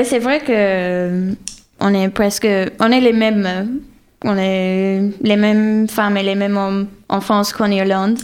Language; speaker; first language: French; non-native, fluent; English